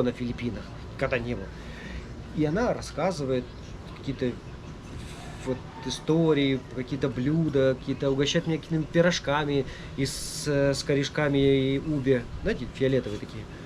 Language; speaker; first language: Russian; native; Russian